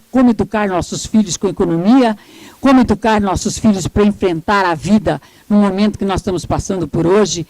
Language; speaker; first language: Portuguese; native; Portuguese